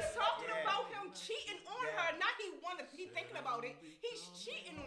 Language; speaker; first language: English; native; English